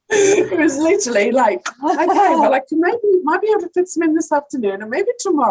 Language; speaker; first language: English; native; English